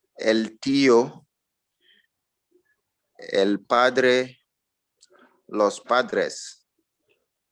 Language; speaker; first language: Spanish; non-native, learner; French